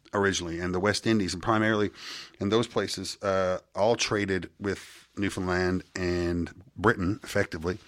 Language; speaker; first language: English; native; English